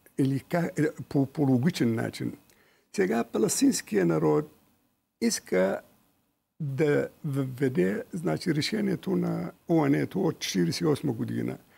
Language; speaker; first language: Bulgarian; non-native, fluent; Arabic